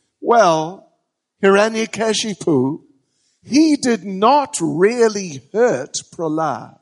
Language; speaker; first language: English; native; English